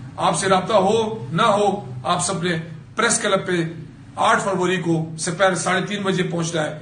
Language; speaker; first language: Urdu; native; Urdu